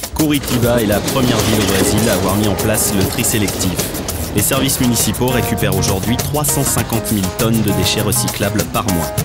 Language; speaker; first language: French; native; French